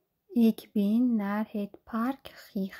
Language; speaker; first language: Dutch; non-native, fluent; Persian